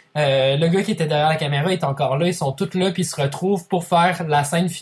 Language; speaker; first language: French; native; French